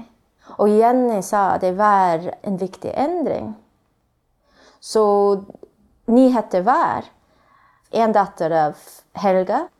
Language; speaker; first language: Swedish; non-native, learner; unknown